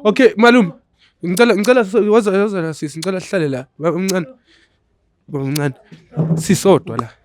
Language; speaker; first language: Zulu; non-native, local second language; Xhosa